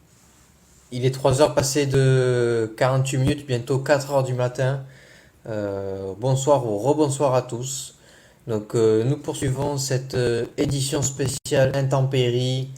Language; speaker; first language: French; native; French